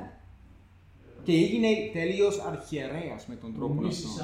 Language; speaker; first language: Greek; non-native, fluent; English